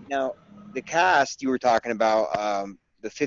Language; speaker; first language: English; native; English